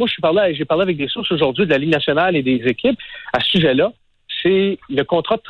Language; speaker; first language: French; native; French